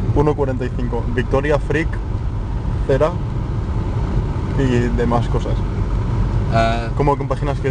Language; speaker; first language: Spanish; native; Spanish